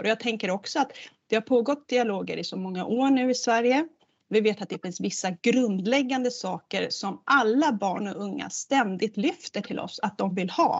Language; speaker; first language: Swedish; native; Swedish